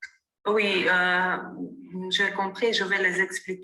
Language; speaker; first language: French; non-native, fluent; Armenian